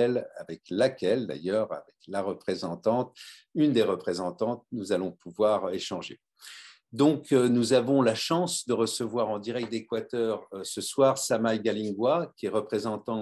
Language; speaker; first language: French; native; French